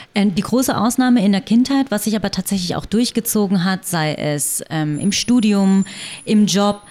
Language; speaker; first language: German; early bilingual, other home language; Vietnamese